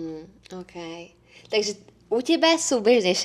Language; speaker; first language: Slovak; native; Slovak